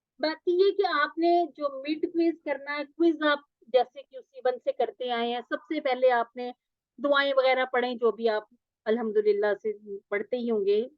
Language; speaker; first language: Urdu; native; Urdu